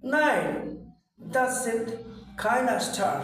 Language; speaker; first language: German; non-native, learner; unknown